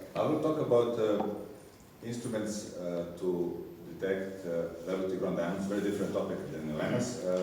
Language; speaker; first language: English; non-native, fluent; Serbian